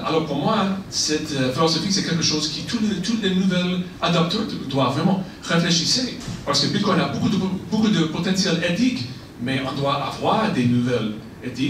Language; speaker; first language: French; non-native, fluent; Persian